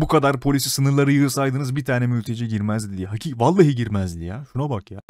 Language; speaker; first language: Turkish; native; Turkish